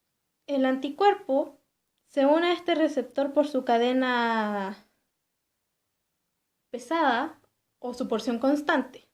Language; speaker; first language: Spanish; native; Spanish